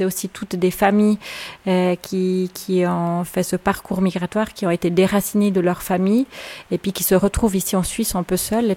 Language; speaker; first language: French; native; French